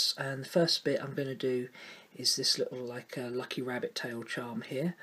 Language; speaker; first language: English; native; English